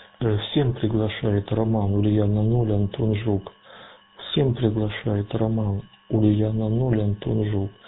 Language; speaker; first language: Russian; native; Russian